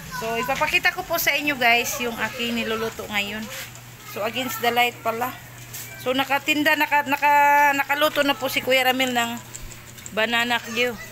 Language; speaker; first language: Filipino; non-native, local second language; Cebuano